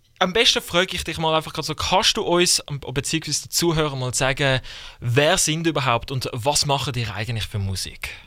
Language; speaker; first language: German; native; German